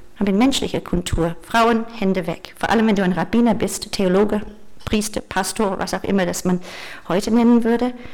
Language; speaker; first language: German; non-native, fluent; English